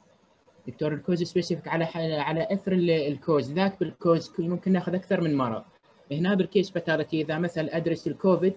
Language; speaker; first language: Arabic; native; Arabic